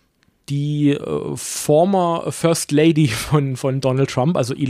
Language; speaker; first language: German; native; German